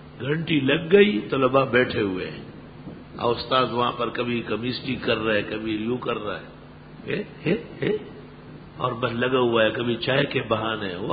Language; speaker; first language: Urdu; non-native, local second language; Pashto